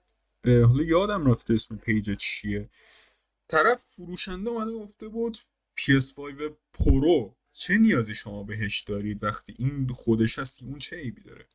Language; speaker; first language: Persian; native; Persian